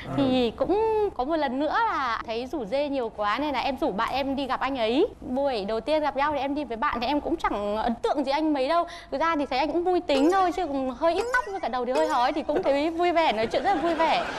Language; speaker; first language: Vietnamese; native; Vietnamese